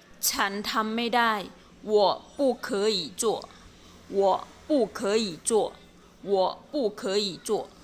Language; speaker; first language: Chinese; non-native, fluent; Thai